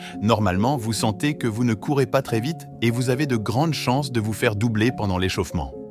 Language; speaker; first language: French; native; French